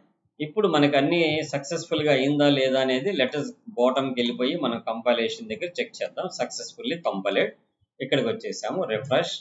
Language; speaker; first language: Telugu; native; Telugu